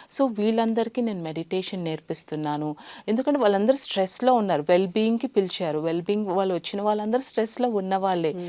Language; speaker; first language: Telugu; native; Telugu